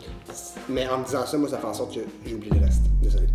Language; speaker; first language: French; native; French